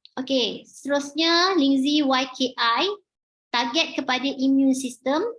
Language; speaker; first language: Malay; native; Malay